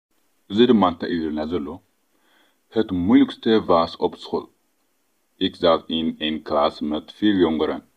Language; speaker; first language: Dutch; non-native, learner; Tigrinya